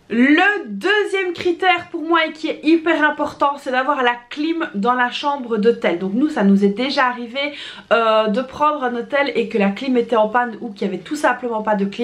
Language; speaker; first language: French; native; French